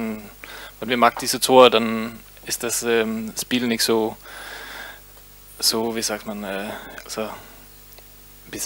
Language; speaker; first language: German; non-native, learner; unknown